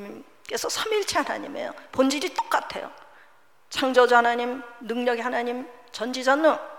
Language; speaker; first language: Korean; native; Korean